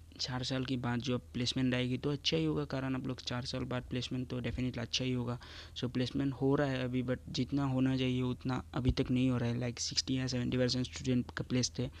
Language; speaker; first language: Hindi; non-native, local second language; Assamese